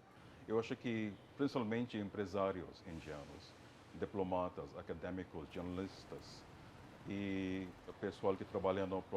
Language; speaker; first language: Portuguese; non-native, fluent; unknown